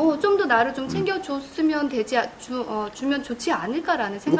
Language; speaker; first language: Korean; native; Korean